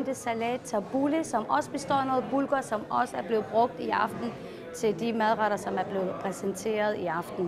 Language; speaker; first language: Danish; non-native, fluent; Arabic